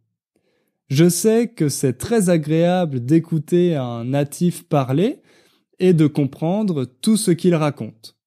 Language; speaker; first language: French; native; French